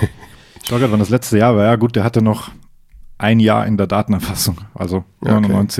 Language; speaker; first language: German; native; German